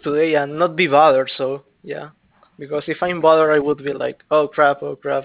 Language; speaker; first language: English; non-native, fluent; Spanish